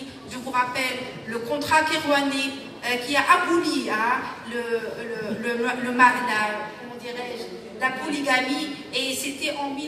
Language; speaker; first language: French; non-native, local second language; Arabic